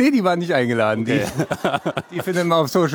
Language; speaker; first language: German; native; German